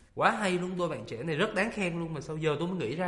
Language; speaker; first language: Vietnamese; native; Vietnamese